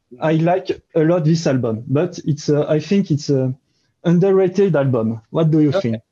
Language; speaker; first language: English; non-native, learner; French